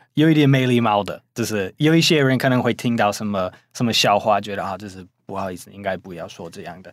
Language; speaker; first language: Chinese; non-native, fluent; English